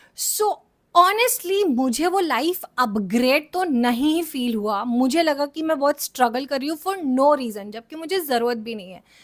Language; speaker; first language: Hindi; native; Hindi